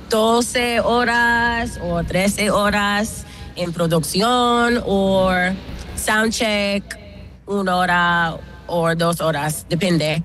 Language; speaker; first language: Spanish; non-native, learner; English